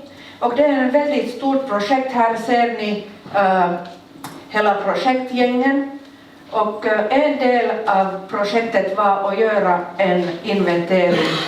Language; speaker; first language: Swedish; non-native, local second language; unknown